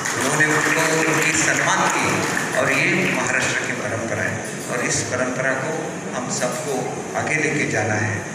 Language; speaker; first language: Hindi; non-native, local second language; Marathi